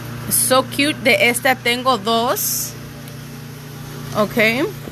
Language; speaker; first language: Spanish; early bilingual, heritage; Spanish